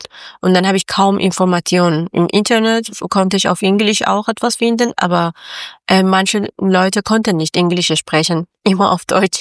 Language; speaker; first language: German; non-native, learner; Persian